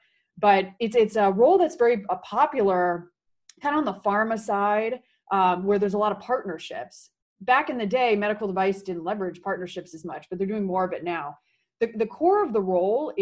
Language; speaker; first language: English; native; English